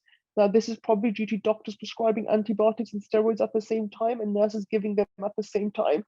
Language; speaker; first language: English; native; English